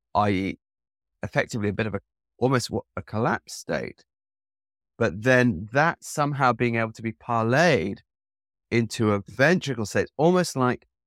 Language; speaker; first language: English; native; English